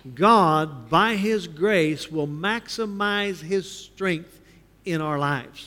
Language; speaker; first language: English; native; English